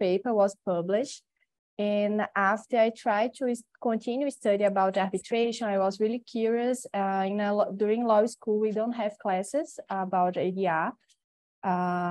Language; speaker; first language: English; non-native, learner; Portuguese